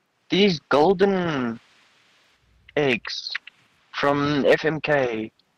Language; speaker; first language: English; non-native, local second language; Afrikaans